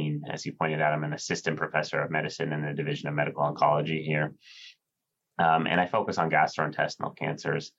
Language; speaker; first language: English; native; English